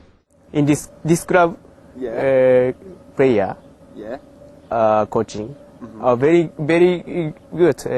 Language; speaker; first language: English; non-native, learner; Japanese